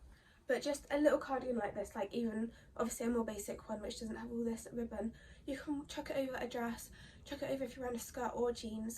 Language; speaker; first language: English; native; English